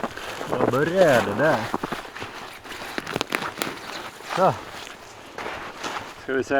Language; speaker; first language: Swedish; native; Swedish